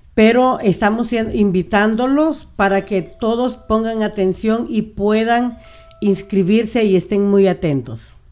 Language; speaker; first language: Spanish; native; Spanish